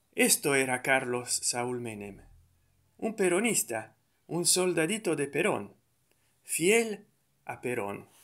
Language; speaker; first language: Spanish; non-native, fluent; Italian